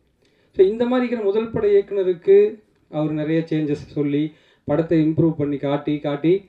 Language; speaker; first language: Tamil; native; Tamil